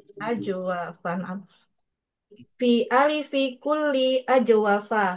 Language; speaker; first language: Arabic; non-native, learner; Indonesian